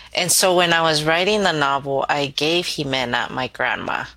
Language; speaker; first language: English; early bilingual, other home language; Spanish